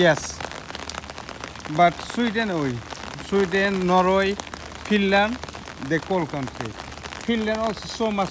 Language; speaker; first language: English; non-native, learner; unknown